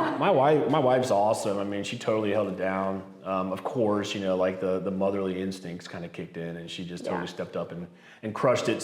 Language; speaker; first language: English; native; English